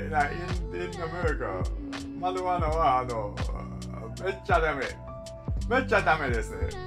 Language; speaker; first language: Japanese; non-native, learner; English